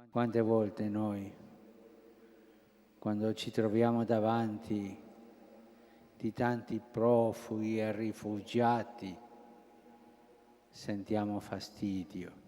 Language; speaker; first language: Italian; non-native, fluent; Spanish